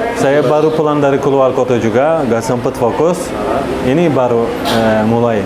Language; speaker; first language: Indonesian; non-native, fluent; Turkish